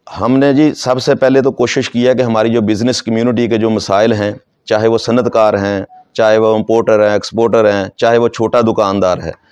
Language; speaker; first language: Urdu; non-native, local second language; Saraiki